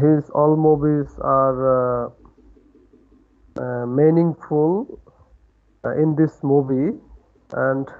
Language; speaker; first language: English; non-native, learner; Bangla